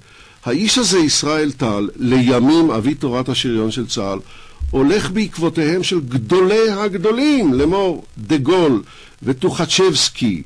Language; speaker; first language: Hebrew; native; Hebrew